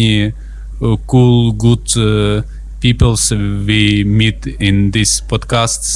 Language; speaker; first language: English; non-native, learner; Russian